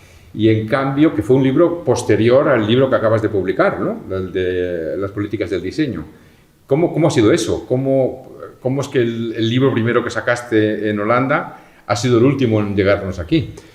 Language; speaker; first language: Spanish; native; Spanish